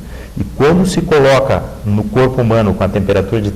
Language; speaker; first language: Portuguese; native; Portuguese